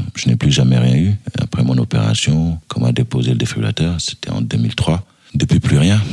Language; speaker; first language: French; early bilingual, other home language; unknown